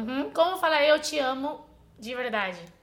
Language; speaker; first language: Portuguese; non-native, fluent; Chinese